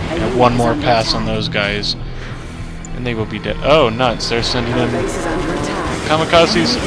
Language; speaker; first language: English; native; English